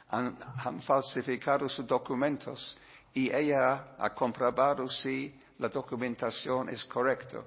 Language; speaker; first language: Spanish; non-native, learner; English